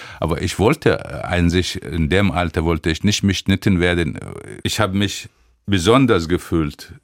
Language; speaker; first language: German; non-native, fluent; Arabic